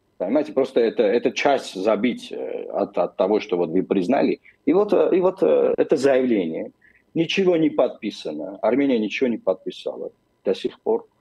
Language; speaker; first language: Russian; non-native, local second language; Armenian